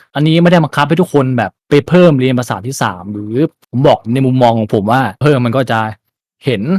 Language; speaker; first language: Thai; native; Thai